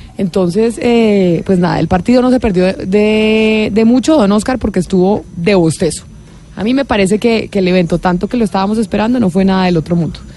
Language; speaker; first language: Spanish; native; Spanish